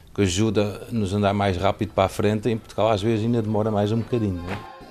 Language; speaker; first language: Portuguese; non-native, fluent; Dutch